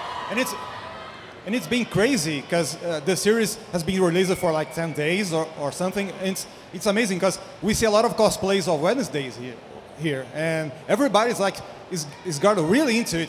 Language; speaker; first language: English; non-native, fluent; Portuguese